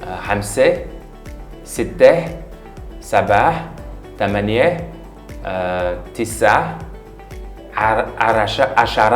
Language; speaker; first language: Arabic; non-native, learner; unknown